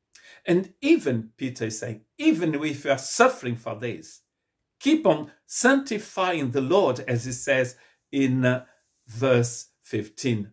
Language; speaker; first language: English; non-native, fluent; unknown